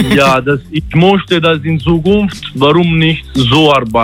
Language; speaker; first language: German; non-native, fluent; Italian